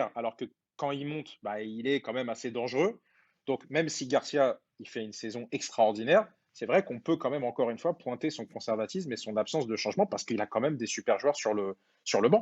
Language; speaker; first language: French; native; French